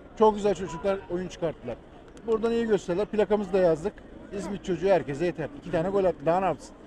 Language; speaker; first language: Turkish; native; Turkish